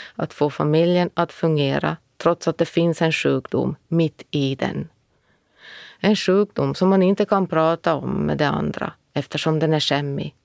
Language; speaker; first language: Swedish; native; Swedish